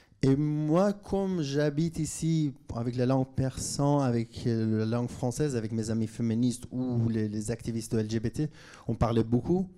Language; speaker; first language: French; non-native, fluent; Kurdish